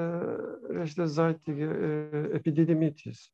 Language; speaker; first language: German; non-native, learner; Turkish